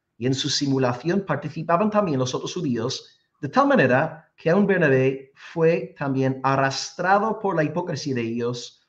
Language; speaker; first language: Spanish; non-native, fluent; English